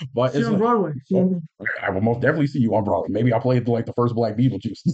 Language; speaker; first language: English; native; English